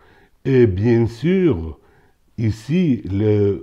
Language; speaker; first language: French; non-native, local second language; Ukrainian